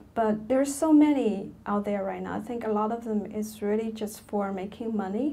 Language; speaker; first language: English; non-native, fluent; Chinese